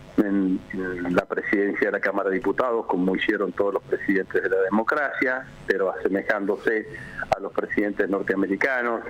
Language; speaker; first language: Spanish; native; Spanish